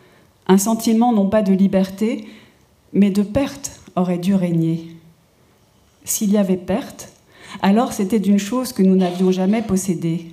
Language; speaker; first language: French; native; French